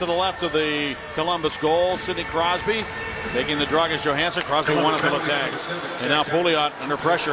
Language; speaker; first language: English; native; English